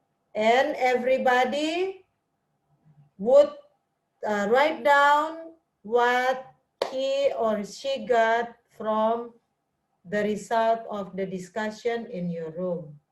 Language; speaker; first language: English; non-native, learner; Indonesian